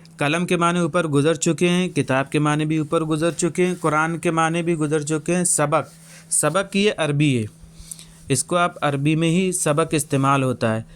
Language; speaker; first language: Urdu; native; Urdu